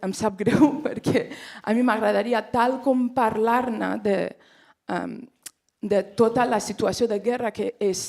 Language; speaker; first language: Catalan; non-native, fluent; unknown